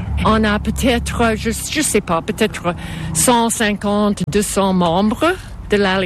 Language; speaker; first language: French; non-native, local second language; English